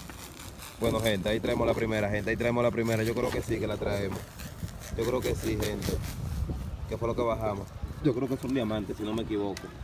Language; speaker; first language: Spanish; native; Spanish